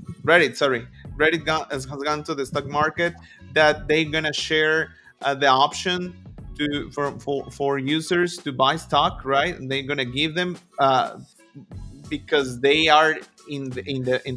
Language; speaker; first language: English; non-native, fluent; Spanish